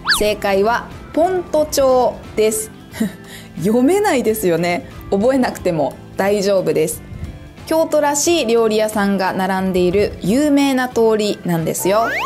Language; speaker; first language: Japanese; native; Japanese